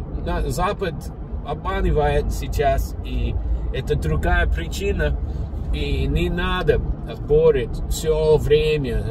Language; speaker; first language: Russian; non-native, learner; English